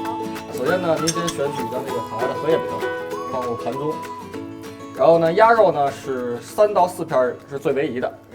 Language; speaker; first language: Chinese; native; Chinese